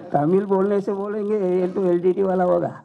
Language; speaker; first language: Hindi; non-native, fluent; Sinhala